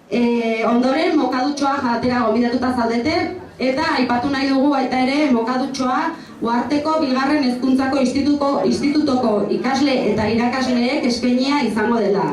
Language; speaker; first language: Basque; native; Basque